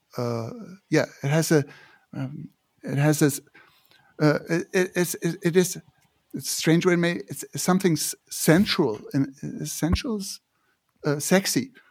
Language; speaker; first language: English; non-native, fluent; German